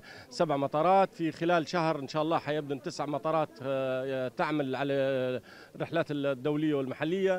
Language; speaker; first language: Arabic; native; Arabic